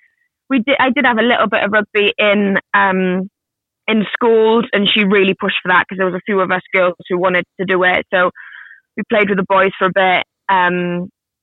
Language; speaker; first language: English; native; English